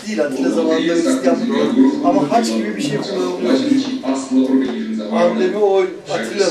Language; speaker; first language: Turkish; native; Turkish